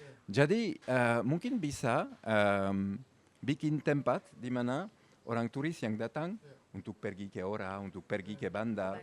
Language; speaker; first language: Indonesian; non-native, fluent; French